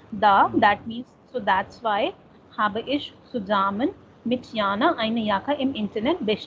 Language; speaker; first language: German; non-native, fluent; Hindi